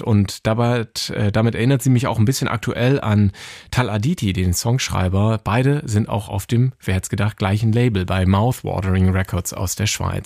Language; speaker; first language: German; native; German